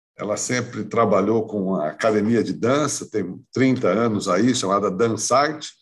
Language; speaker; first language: Portuguese; native; Portuguese